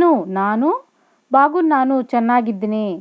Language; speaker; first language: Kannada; non-native, local second language; Telugu